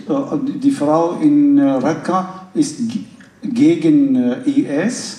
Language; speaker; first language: German; non-native, fluent; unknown